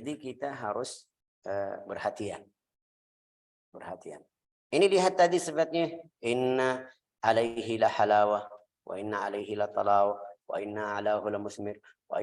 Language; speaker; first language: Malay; non-native, fluent; Arabic